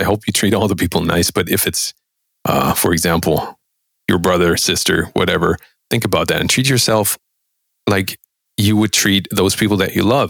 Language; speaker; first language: English; non-native, fluent; German